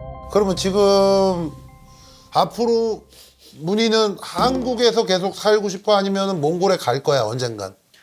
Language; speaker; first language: Korean; native; Korean